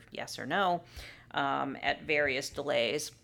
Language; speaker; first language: English; native; English